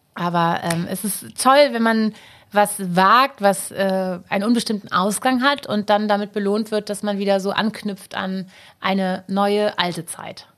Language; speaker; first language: German; native; German